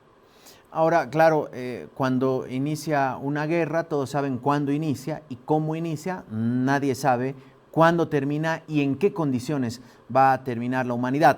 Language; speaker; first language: Spanish; native; Spanish